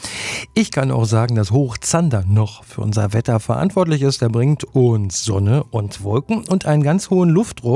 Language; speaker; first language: German; native; German